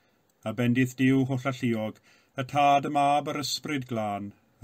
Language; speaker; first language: Welsh; native; Welsh